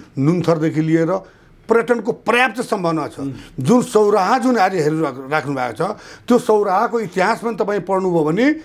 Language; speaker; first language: Nepali; non-native, local second language; Bhojpuri